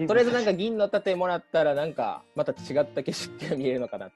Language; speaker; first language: Japanese; native; Japanese